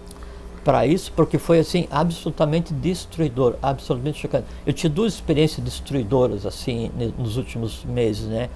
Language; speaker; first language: Portuguese; native; Portuguese